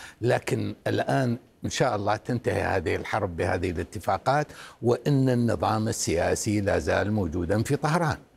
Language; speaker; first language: Arabic; non-native, fluent; Persian